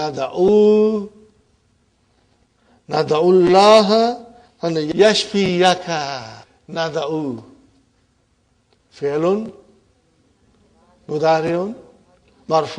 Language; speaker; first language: Arabic; non-native, fluent; Urdu